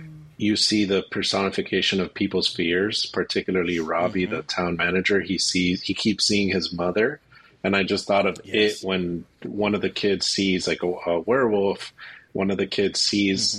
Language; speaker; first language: English; native; English